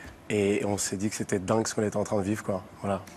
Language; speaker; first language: French; native; French